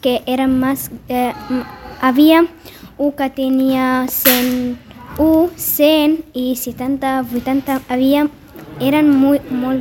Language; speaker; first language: Catalan; non-native, learner; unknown